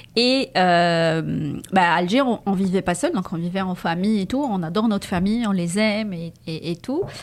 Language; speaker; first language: French; non-native, local second language; Arabic